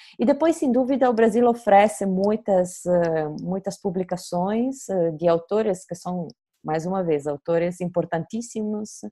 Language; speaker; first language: Portuguese; native; Portuguese